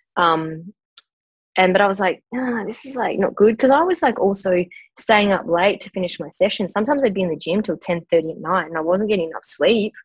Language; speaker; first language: English; native; English